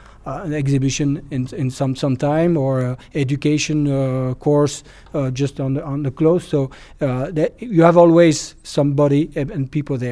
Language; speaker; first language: English; non-native, learner; French